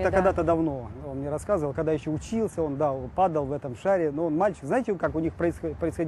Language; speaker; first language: Russian; native; Russian